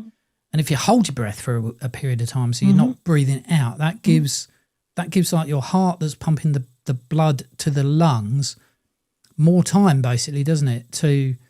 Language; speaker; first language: English; native; English